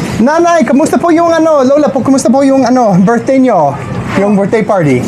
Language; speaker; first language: Filipino; non-native, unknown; English